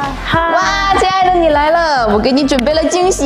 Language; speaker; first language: Chinese; native; Chinese